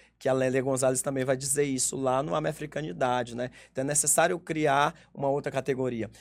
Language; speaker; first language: Portuguese; native; Portuguese